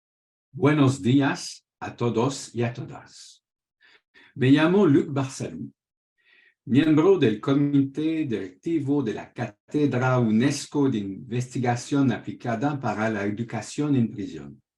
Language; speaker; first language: Spanish; non-native, fluent; French